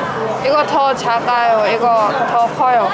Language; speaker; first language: Korean; non-native, learner; Thai